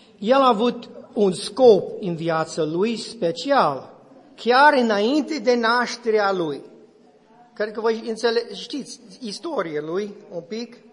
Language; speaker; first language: Romanian; non-native, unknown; English